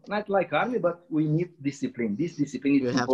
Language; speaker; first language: English; non-native, learner; Romanian